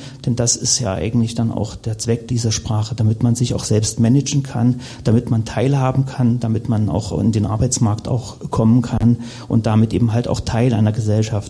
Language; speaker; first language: German; native; German